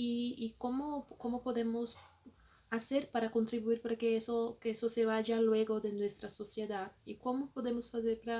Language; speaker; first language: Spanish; non-native, fluent; Portuguese